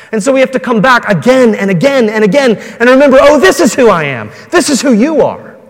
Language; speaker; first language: English; native; English